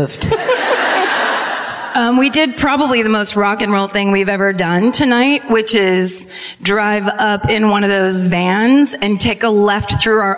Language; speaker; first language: English; native; English